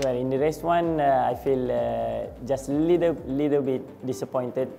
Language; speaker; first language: English; non-native, learner; Malay